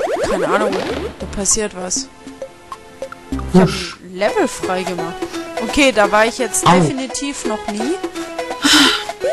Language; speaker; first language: German; native; German